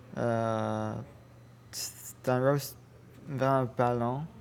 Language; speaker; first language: French; non-native, learner; Spanish